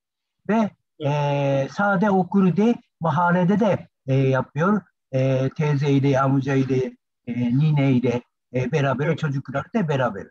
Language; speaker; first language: Turkish; non-native, learner; Japanese